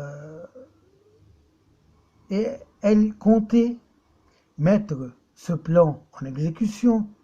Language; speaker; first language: French; non-native, local second language; Arabic